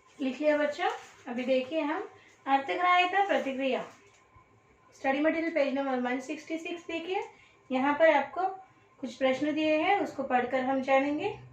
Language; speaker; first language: Hindi; non-native, local second language; Telugu